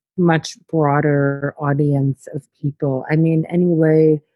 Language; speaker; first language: English; native; English